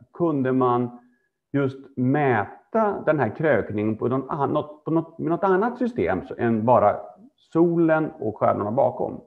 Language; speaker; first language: Swedish; native; Swedish